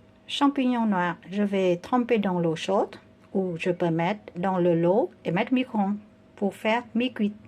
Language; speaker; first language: French; non-native, fluent; Vietnamese